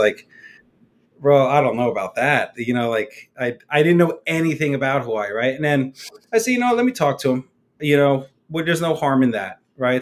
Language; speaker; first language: English; native; English